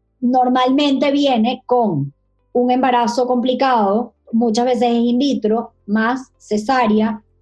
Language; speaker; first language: Spanish; native; Spanish